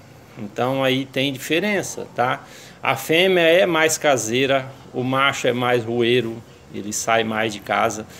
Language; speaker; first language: Portuguese; native; Portuguese